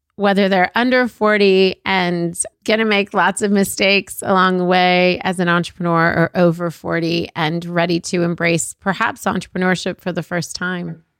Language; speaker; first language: English; early bilingual, other home language; Arabic